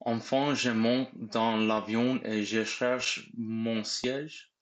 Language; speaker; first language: French; non-native, learner; English